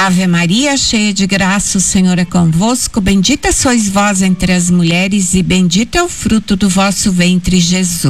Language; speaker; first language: Portuguese; native; Portuguese